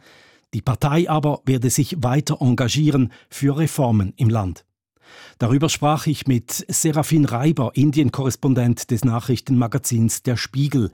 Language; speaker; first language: German; native; German